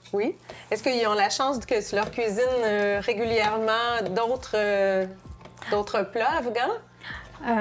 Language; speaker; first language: French; native; French